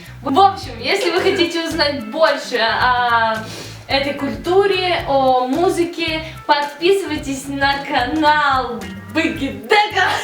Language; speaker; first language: Russian; native; Russian